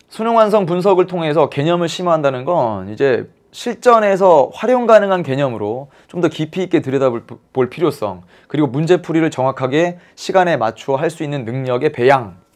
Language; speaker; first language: Korean; native; Korean